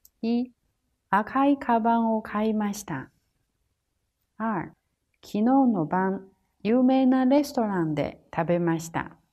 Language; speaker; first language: Japanese; non-native, fluent; Chinese